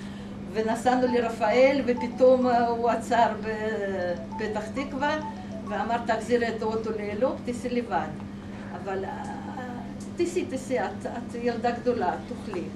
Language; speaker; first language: Hebrew; non-native, fluent; Russian